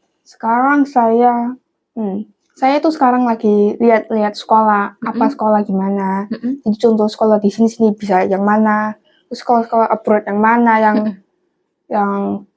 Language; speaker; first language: Indonesian; non-native, local second language; English